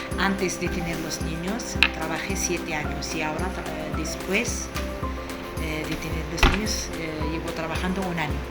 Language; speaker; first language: Spanish; non-native, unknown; Arabic